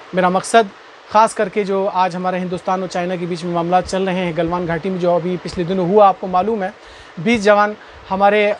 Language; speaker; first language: Hindi; native; Hindi